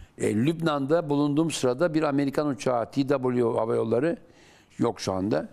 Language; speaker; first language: Turkish; native; Turkish